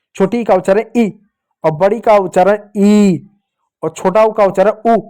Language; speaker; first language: Hindi; native; Hindi